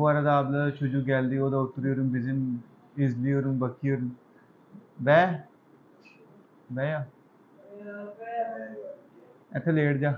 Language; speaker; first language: Turkish; non-native, learner; Urdu